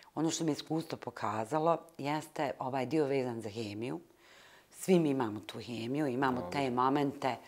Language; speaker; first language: Bosnian; native; Bosnian